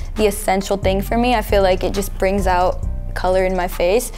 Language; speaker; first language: English; native; English